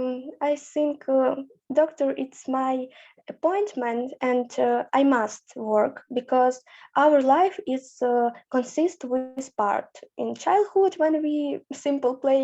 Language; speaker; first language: English; non-native, learner; Ukrainian